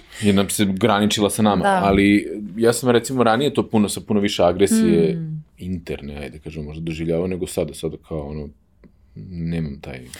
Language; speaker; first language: Serbian; native; Serbian